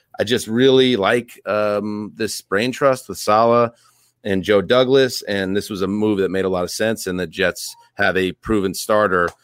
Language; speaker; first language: English; native; English